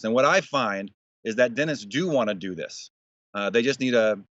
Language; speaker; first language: English; native; English